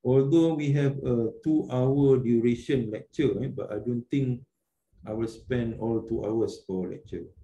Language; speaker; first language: English; non-native, local second language; Malay